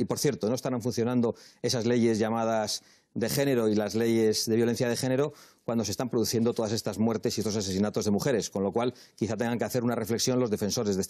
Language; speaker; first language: Spanish; native; Spanish